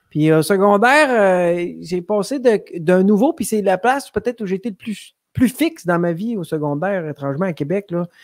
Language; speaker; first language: French; native; French